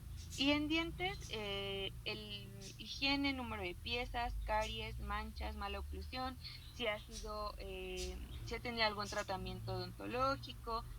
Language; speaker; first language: Spanish; native; Spanish